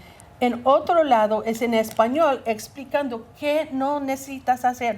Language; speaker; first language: Spanish; non-native, learner; English